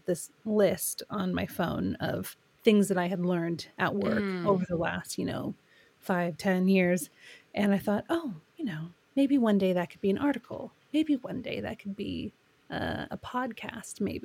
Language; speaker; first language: English; native; English